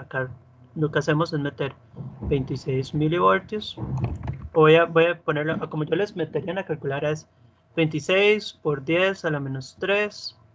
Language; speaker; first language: Spanish; native; Spanish